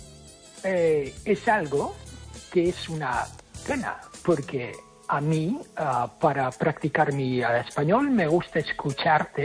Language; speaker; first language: Spanish; non-native, fluent; English